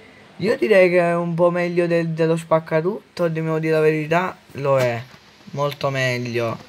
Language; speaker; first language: Italian; native; Italian